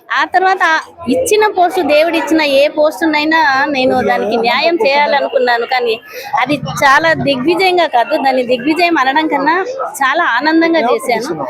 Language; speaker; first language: Telugu; native; Telugu